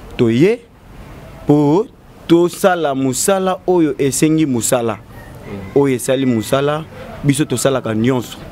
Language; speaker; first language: Lingala; non-native, local second language; Kongo